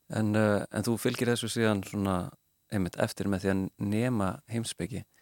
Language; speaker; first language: Icelandic; native; Icelandic